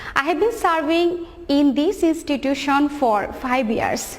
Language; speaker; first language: English; non-native, local second language; Bangla